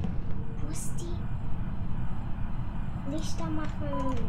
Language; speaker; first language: German; non-native, learner; English